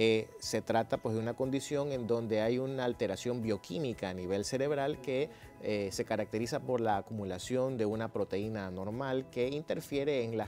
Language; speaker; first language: Spanish; native; Spanish